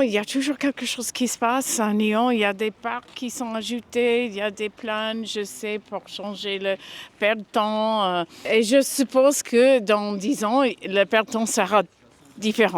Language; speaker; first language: French; non-native, fluent; English